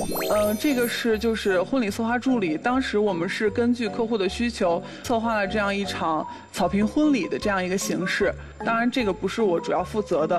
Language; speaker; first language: Chinese; native; Chinese